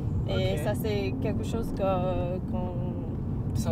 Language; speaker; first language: French; non-native, learner; English